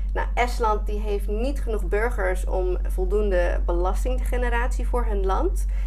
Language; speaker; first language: Dutch; non-native, fluent; English